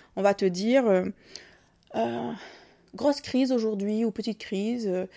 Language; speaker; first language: French; native; French